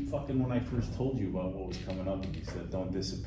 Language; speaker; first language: English; native; English